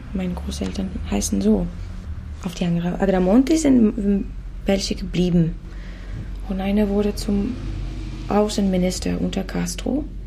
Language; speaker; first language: German; non-native, fluent; Spanish